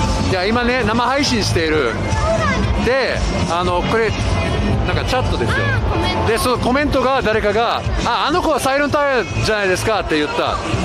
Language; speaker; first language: Japanese; non-native, fluent; English